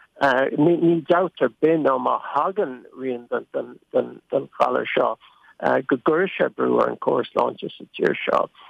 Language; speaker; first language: Irish; native; Irish